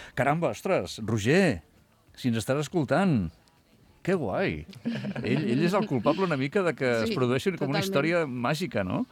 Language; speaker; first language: Catalan; native; Catalan